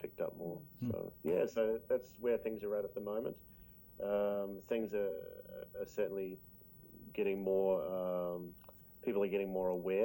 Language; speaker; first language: English; native; English